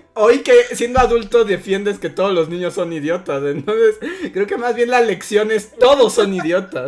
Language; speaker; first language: Spanish; native; Spanish